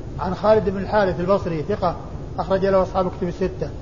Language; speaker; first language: Arabic; native; Arabic